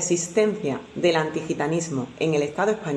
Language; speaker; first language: Spanish; native; Spanish